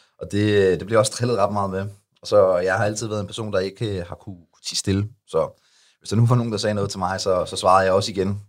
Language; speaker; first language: Danish; early bilingual, other home language; Arabic